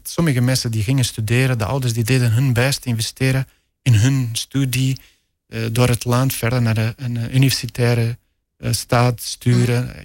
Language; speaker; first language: Dutch; non-native, fluent; Portuguese